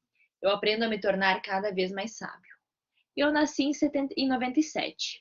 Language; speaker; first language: Portuguese; native; Portuguese